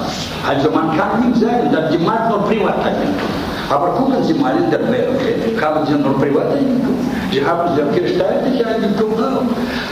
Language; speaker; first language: German; non-native, fluent; Russian